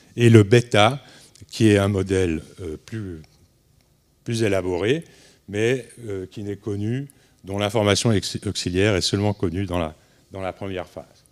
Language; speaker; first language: French; native; French